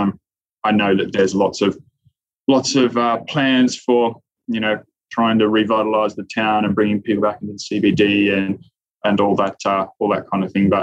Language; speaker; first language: English; native; English